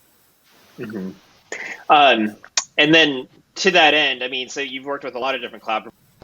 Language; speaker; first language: English; native; English